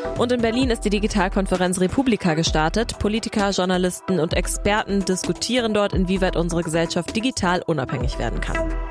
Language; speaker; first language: German; native; German